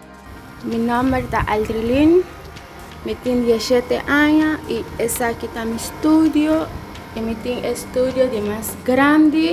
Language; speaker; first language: Dutch; non-native, local second language; Papiamento